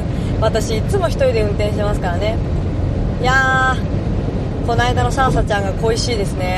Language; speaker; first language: Japanese; native; Japanese